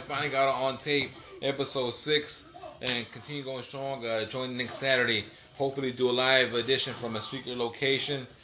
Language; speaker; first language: English; early bilingual, other home language; Spanish